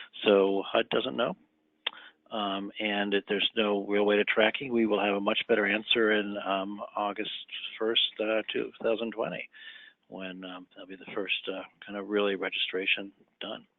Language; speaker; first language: English; native; English